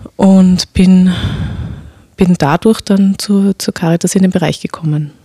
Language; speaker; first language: German; native; German